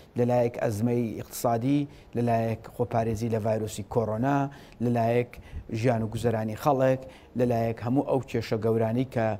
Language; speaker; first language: Central Kurdish; native; Central Kurdish